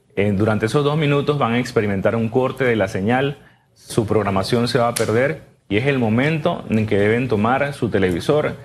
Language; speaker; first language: Spanish; native; Spanish